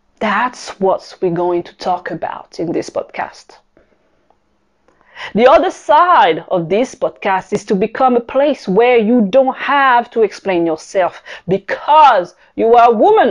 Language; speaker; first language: English; non-native, fluent; French